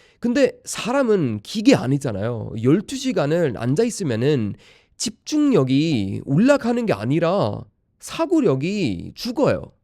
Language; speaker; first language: Korean; non-native, fluent; Swedish